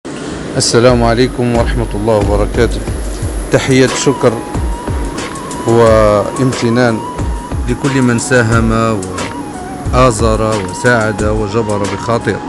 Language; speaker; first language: Arabic; native; Arabic